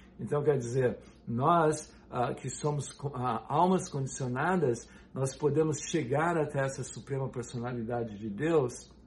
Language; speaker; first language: Portuguese; native; Portuguese